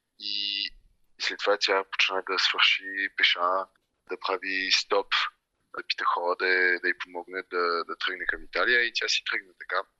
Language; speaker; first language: Bulgarian; early bilingual, heritage; Bulgarian